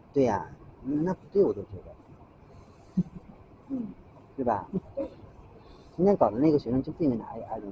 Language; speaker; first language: Chinese; native; Chinese